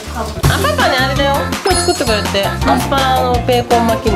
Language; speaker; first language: Japanese; native; Japanese